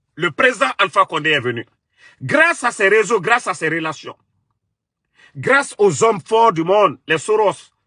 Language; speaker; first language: French; non-native, local second language; Mandingo